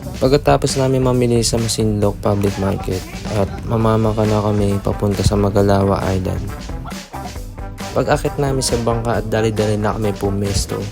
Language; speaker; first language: Filipino; native; Filipino